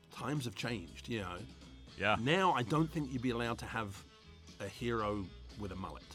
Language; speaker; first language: English; native; English